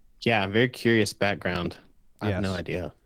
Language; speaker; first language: English; native; English